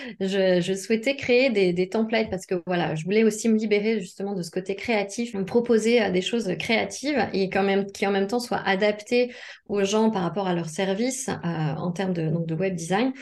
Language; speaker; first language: French; native; French